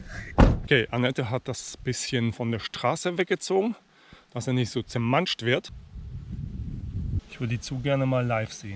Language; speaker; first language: German; native; German